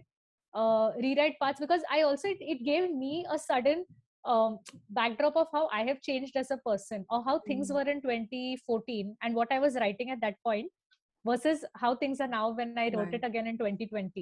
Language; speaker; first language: English; non-native, local second language; Tamil